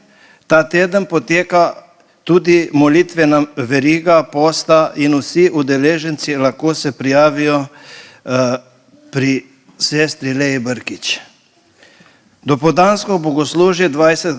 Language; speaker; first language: Slovenian; native; Slovenian